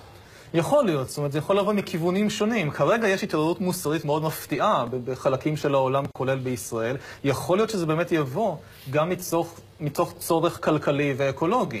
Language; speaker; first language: Hebrew; native; Hebrew